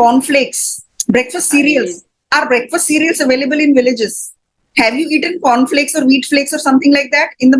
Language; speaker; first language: English; non-native, fluent; Hindi